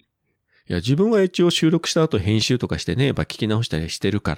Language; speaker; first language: Japanese; native; Japanese